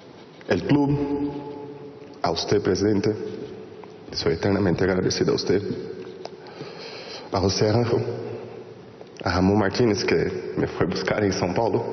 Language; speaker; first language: Spanish; non-native, fluent; Portuguese